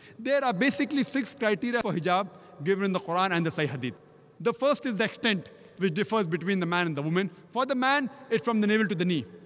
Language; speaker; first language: English; non-native, local second language; Konkani